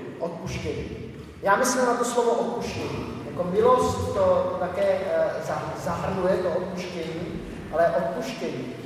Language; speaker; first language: Czech; native; Czech